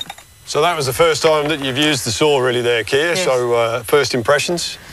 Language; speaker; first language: English; native; English